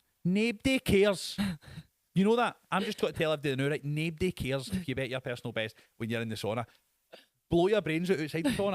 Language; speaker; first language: English; native; English